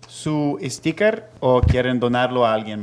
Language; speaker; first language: Spanish; non-native, fluent; English